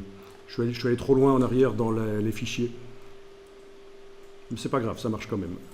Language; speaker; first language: French; native; French